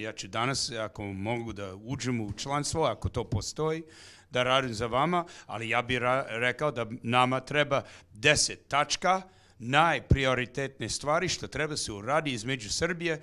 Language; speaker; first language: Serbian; non-native, fluent; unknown